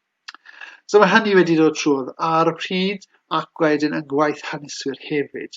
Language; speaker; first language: Welsh; native; Welsh